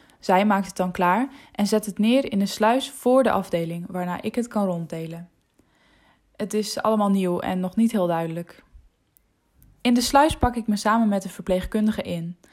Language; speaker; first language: Dutch; non-native, local second language; Western Frisian